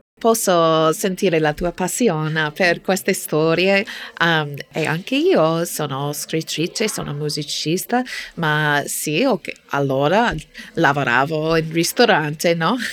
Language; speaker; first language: Italian; non-native, fluent; English